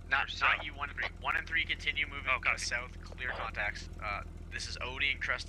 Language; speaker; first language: English; native; English